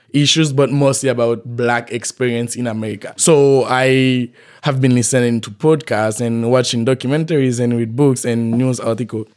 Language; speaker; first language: English; non-native, fluent; Haitian Creole